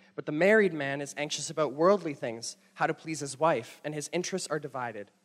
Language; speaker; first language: English; native; English